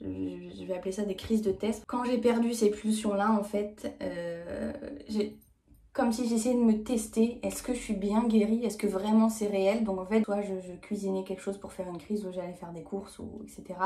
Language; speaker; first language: French; native; French